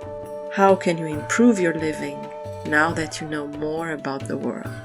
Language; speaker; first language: English; non-native, fluent; French